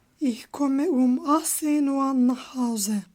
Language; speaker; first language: German; non-native, fluent; Turkish